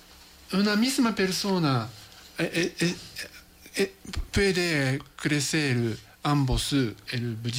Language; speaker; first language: Spanish; non-native, learner; Japanese